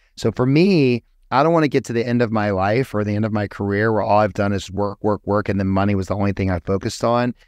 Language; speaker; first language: English; native; English